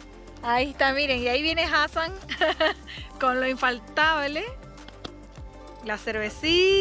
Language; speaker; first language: Spanish; native; Spanish